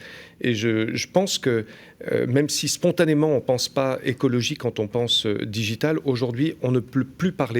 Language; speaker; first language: French; native; French